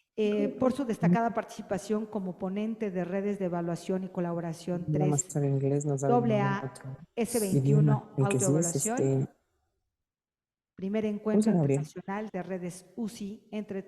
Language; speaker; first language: Spanish; native; Spanish